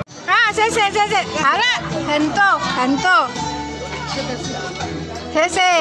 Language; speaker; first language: Chinese; non-native, learner; Indonesian